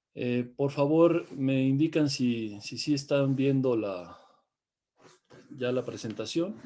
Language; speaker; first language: Spanish; native; Spanish